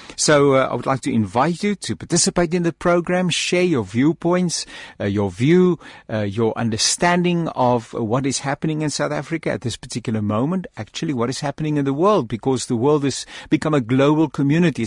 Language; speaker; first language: English; non-native, local second language; Afrikaans